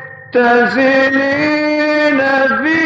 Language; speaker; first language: Arabic; native; Arabic